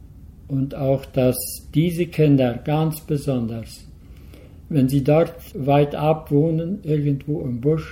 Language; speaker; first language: German; early bilingual, heritage; Low German